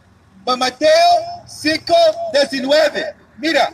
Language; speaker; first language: Spanish; non-native, learner; English